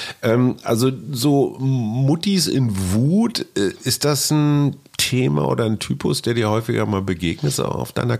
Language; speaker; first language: German; native; German